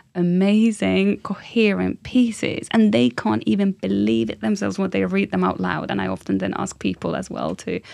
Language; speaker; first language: English; non-native, fluent; Finnish